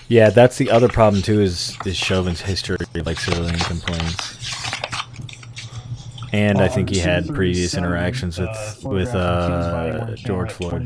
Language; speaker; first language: English; native; English